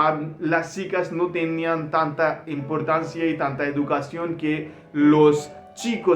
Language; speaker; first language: Spanish; non-native, learner; Hindi